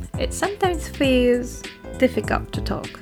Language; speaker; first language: English; non-native, fluent; Japanese